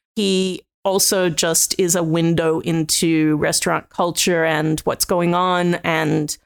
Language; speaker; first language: English; native; English